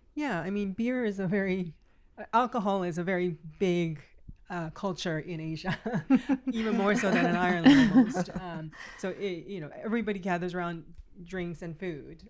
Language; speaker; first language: English; native; English